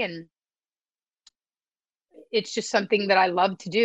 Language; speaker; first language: English; early bilingual, other home language; Spanish